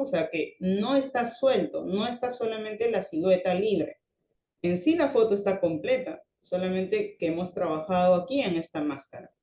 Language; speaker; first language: Spanish; native; Spanish